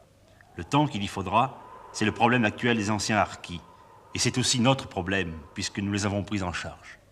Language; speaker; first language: French; native; French